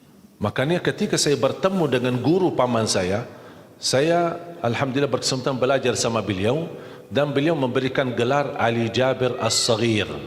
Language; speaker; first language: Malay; non-native, fluent; Arabic